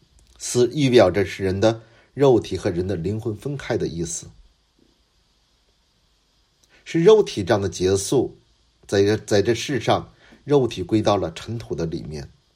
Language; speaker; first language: Chinese; non-native, fluent; Korean